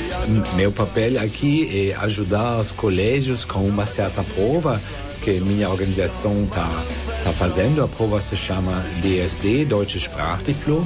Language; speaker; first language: Portuguese; non-native, fluent; German